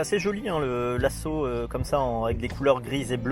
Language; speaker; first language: French; native; French